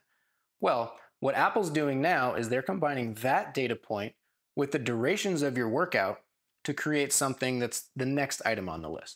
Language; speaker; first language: English; native; English